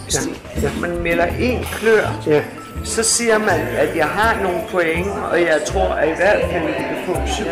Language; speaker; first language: Danish; native; Danish